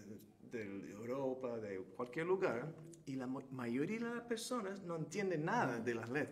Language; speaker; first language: Spanish; non-native, fluent; Turkish